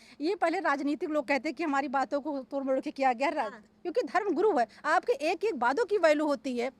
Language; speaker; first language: Hindi; native; Hindi